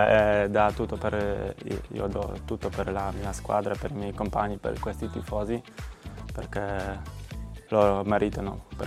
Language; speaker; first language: Italian; non-native, learner; Polish